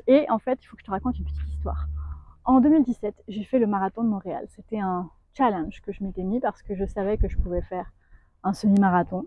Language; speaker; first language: French; native; French